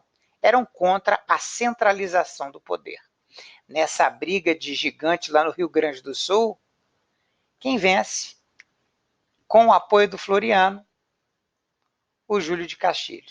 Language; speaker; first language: Portuguese; native; Portuguese